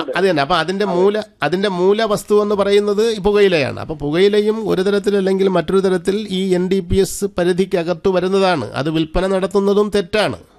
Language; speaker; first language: Malayalam; native; Malayalam